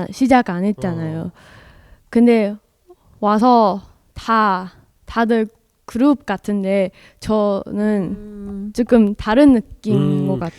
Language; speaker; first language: Korean; non-native, learner; Chinese